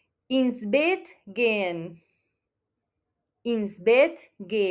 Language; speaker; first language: German; non-native, fluent; Spanish